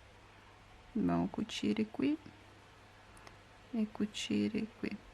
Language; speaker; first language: Italian; non-native, learner; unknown